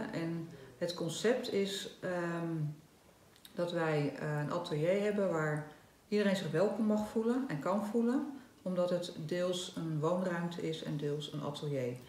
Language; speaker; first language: Dutch; native; Dutch